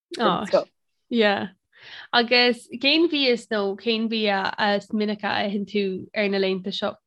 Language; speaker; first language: Irish; non-native, local second language; English